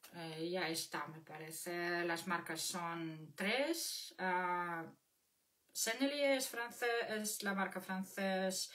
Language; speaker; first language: Spanish; non-native, fluent; Russian